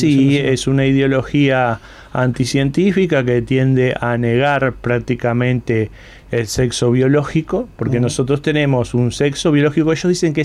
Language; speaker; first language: Spanish; native; Spanish